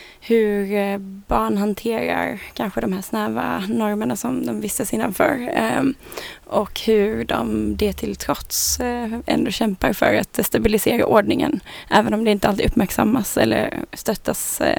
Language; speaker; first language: Swedish; native; Swedish